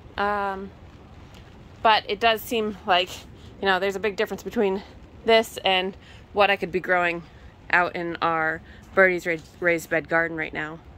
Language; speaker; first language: English; native; English